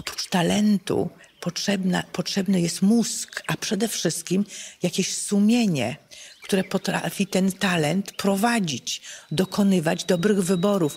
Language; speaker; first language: Polish; native; Polish